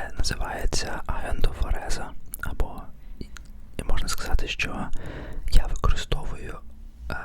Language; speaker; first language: Ukrainian; early bilingual, heritage; Ukrainian